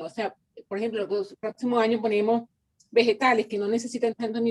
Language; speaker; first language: Spanish; native; Spanish